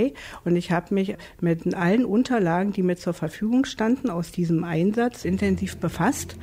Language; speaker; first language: German; native; German